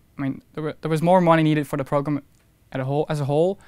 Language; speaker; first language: English; non-native, fluent; Dutch